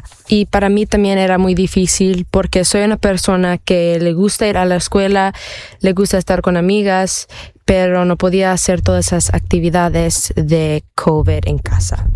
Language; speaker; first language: Spanish; early bilingual, heritage; Spanish